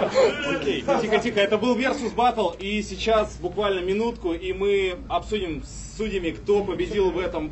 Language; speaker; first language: Russian; native; Russian